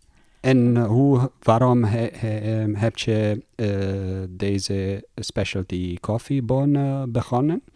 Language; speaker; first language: Dutch; non-native, learner; Italian